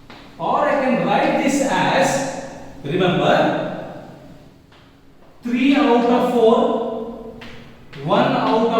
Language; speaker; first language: English; non-native, local second language; Hindi